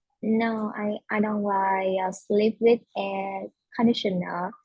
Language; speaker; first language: English; non-native, learner; Vietnamese